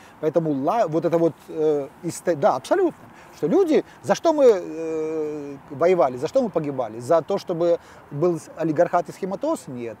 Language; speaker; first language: Russian; native; Russian